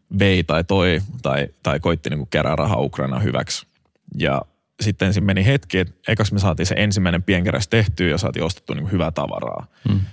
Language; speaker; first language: Finnish; native; Finnish